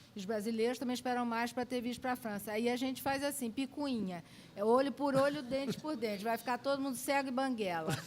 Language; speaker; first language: Portuguese; native; Portuguese